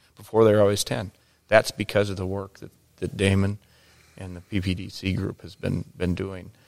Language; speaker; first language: English; native; English